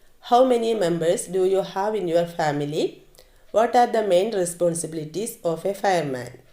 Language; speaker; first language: English; non-native, local second language; Malayalam